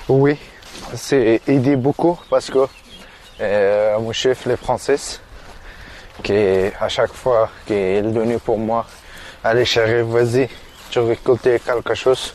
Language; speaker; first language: French; non-native, learner; Persian